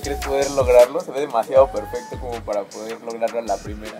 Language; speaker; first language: Spanish; native; Spanish